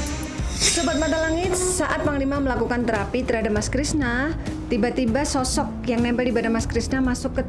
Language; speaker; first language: Indonesian; native; Indonesian